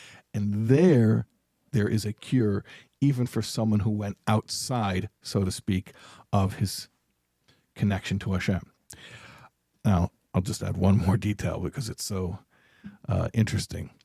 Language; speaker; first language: English; native; English